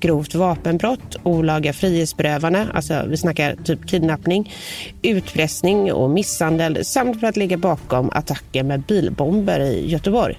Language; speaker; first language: Swedish; native; Swedish